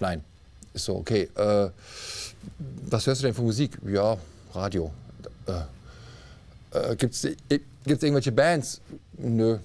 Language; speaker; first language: German; native; German